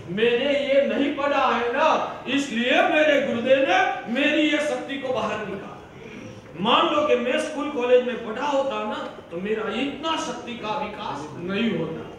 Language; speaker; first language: Hindi; non-native, local second language; Gujarati